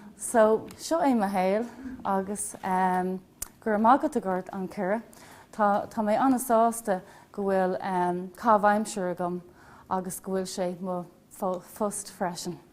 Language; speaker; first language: Irish; non-native, local second language; English